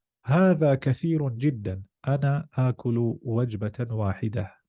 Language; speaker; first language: Arabic; non-native, fluent; English